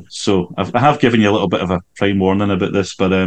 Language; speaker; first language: English; native; English